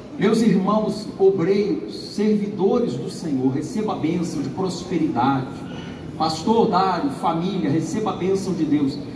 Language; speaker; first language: Portuguese; native; Portuguese